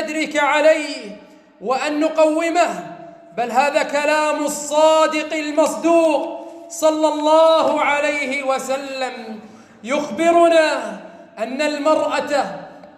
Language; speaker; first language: Arabic; native; Arabic